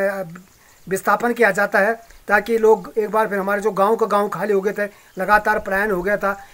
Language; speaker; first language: Hindi; native; Hindi